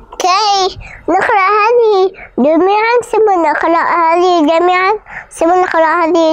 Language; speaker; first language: Arabic; early bilingual, heritage; Arabic